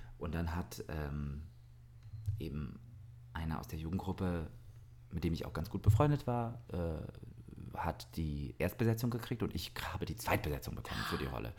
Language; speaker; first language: German; early bilingual, other home language; Russian